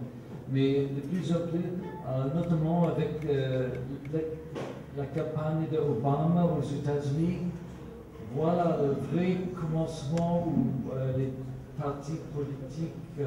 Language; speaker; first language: French; non-native, fluent; Swedish